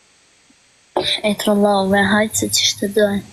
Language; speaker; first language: English; non-native, learner; Albanian